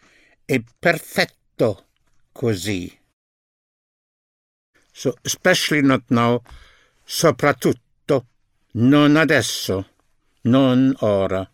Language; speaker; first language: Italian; non-native, fluent; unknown